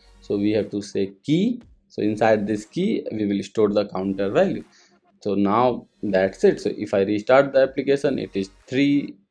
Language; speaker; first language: English; non-native, local second language; Hindi